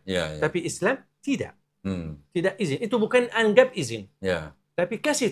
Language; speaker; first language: Indonesian; non-native, learner; Arabic